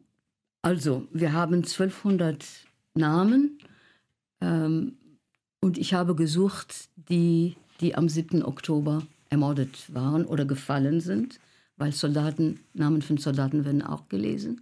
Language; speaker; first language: German; non-native, fluent; Arabic